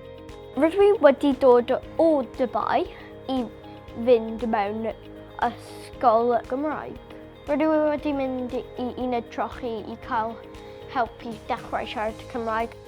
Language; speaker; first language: Welsh; non-native, learner; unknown